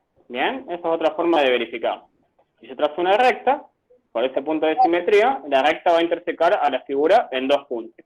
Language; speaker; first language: Spanish; native; Spanish